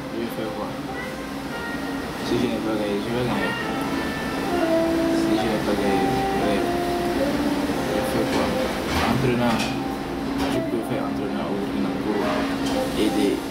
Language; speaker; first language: French; non-native, learner; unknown